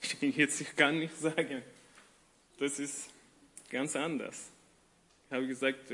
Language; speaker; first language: German; non-native, learner; Persian